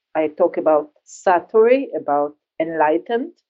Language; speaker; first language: English; non-native, learner; Hebrew